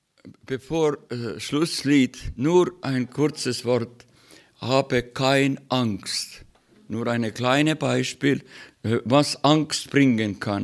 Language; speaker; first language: German; non-native, learner; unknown